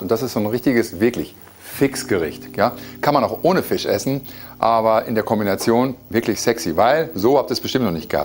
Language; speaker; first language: German; native; German